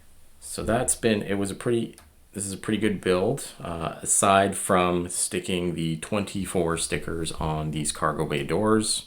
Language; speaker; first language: English; native; English